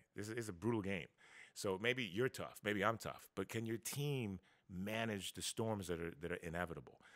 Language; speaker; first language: English; native; English